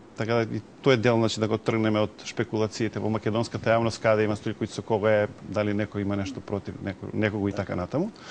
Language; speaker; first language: Macedonian; non-native, local second language; Serbian